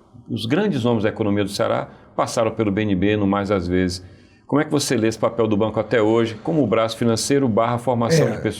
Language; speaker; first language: Portuguese; native; Portuguese